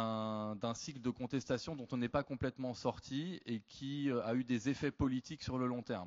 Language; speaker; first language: French; native; French